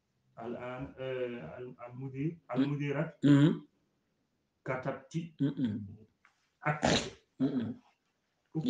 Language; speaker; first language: Arabic; non-native, learner; Fula